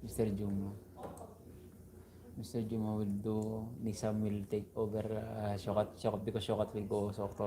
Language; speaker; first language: English; non-native, local second language; Filipino